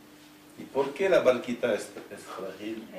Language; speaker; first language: Spanish; non-native, fluent; French